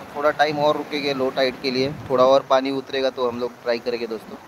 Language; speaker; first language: Hindi; non-native, local second language; Marathi